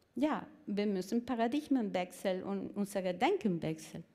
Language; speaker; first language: German; non-native, fluent; Spanish